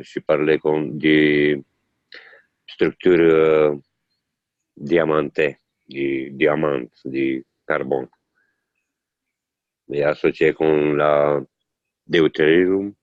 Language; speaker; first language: French; non-native, learner; Italian